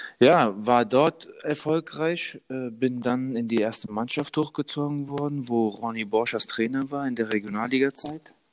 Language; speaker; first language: German; early bilingual, other home language; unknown